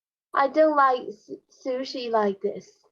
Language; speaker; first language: English; non-native, learner; Chinese